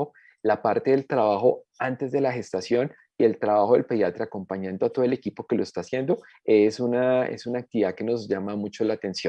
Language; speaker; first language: Spanish; native; Spanish